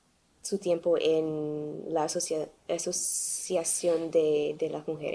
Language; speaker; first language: Spanish; non-native, learner; English